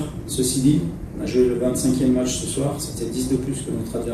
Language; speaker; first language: French; native; French